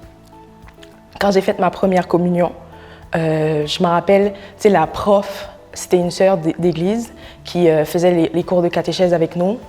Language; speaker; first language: French; non-native, local second language; Haitian Creole